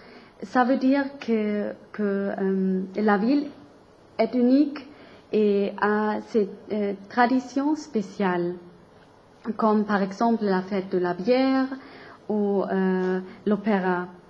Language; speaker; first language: French; non-native, learner; German